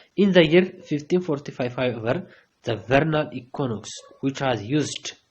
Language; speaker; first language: English; non-native, local second language; Amharic